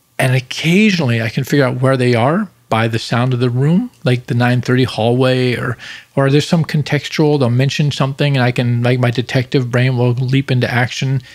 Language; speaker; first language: English; native; English